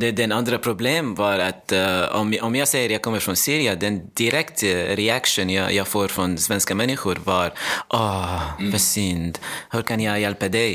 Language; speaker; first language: Swedish; non-native, fluent; Arabic